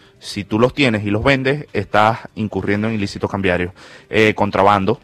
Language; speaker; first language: Spanish; native; Spanish